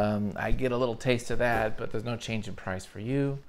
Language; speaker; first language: English; native; English